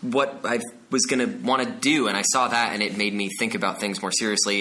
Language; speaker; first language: English; native; English